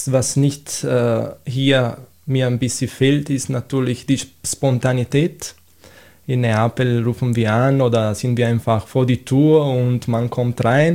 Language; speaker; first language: German; non-native, fluent; Italian